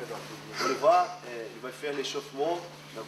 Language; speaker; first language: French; non-native, learner; Portuguese